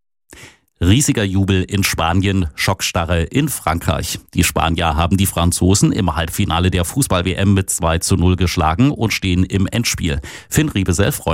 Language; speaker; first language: German; native; German